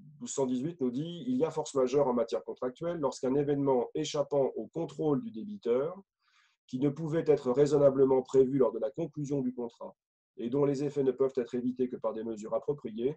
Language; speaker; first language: French; native; French